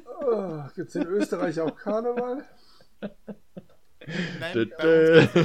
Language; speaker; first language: German; native; German